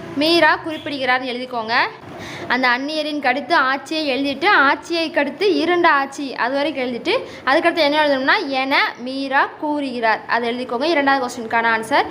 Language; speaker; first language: Tamil; native; Tamil